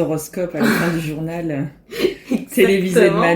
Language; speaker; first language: French; native; French